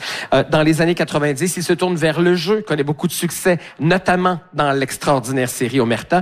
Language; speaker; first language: French; native; French